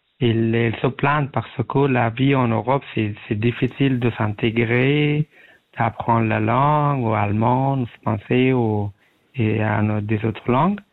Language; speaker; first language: French; non-native, learner; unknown